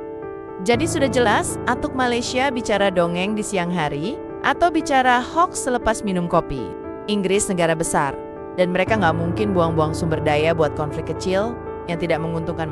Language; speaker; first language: Indonesian; native; Indonesian